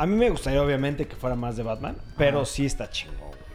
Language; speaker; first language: Spanish; native; Spanish